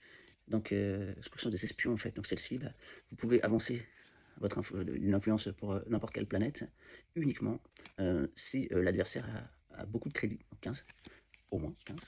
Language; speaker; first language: French; native; French